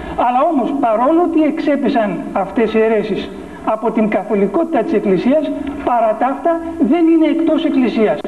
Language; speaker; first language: Greek; native; Greek